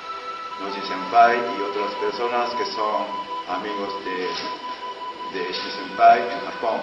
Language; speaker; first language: Spanish; non-native, learner; Japanese